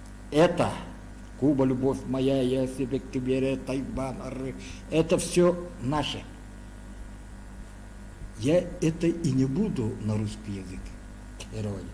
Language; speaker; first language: Russian; non-native, local second language; Yakut